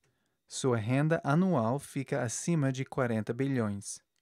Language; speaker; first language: Portuguese; non-native, fluent; English